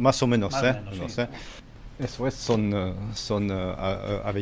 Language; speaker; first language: Spanish; non-native, fluent; French